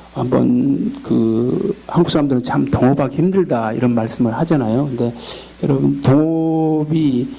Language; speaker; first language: Korean; native; Korean